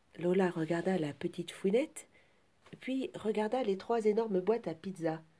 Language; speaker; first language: French; native; French